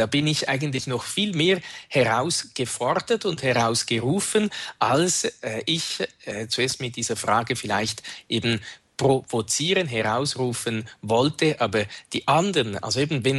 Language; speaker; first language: German; native; German